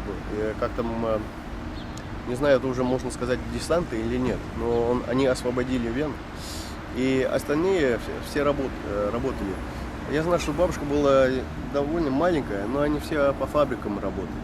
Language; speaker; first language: Russian; early bilingual, heritage; Dutch